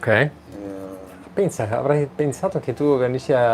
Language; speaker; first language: Italian; non-native, fluent; German